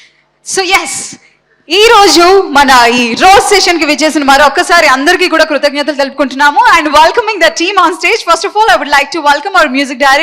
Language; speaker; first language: Telugu; native; Telugu